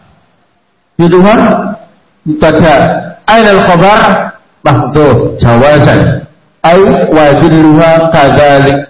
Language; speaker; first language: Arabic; non-native, learner; Indonesian